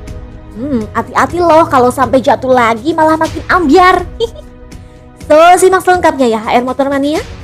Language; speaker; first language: Indonesian; native; Indonesian